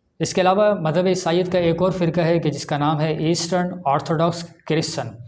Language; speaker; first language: Urdu; native; Urdu